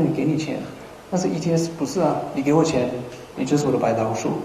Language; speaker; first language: Chinese; non-native, fluent; English